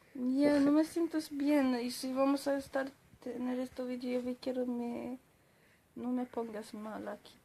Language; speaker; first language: Spanish; non-native, learner; Swedish